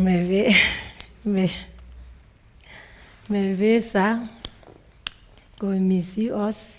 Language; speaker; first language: Spanish; non-native, learner; French